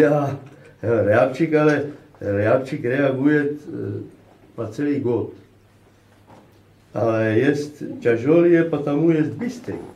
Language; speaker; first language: Russian; non-native, learner; Czech